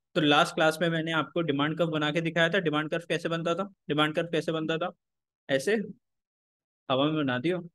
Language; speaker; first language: Hindi; native; Hindi